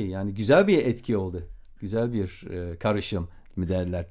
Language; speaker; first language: Turkish; non-native, fluent; English